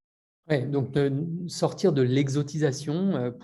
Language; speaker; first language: French; native; French